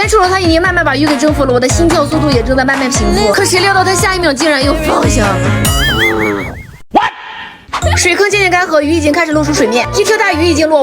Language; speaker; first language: Chinese; native; Chinese